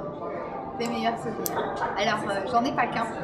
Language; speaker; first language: French; native; French